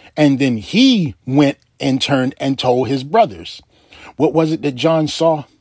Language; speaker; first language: English; native; English